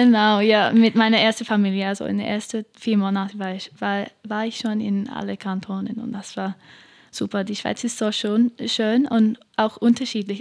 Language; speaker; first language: German; non-native, learner; English